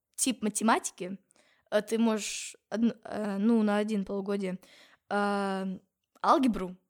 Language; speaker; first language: Russian; non-native, fluent; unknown